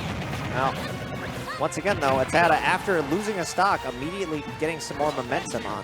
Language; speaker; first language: English; native; English